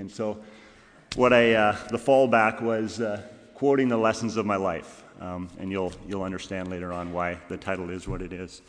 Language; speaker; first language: English; native; English